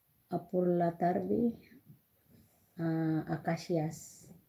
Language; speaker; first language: Spanish; non-native, learner; Filipino